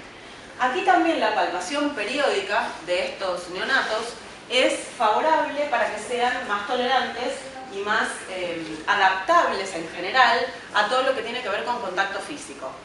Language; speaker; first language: Spanish; native; Spanish